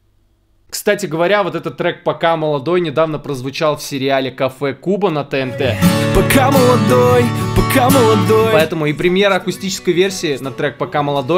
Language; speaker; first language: Russian; native; Russian